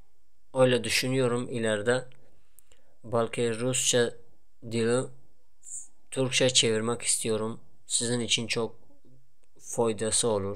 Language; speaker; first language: Turkish; non-native, fluent; Tajik